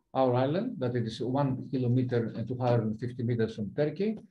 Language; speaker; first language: English; non-native, fluent; Italian